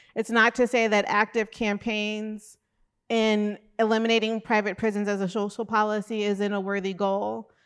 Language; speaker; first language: English; native; English